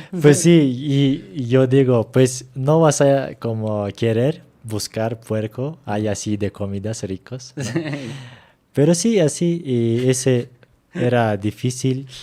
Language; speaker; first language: Spanish; non-native, learner; Turkish